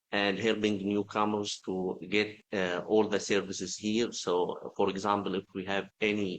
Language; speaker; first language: English; non-native, fluent; Arabic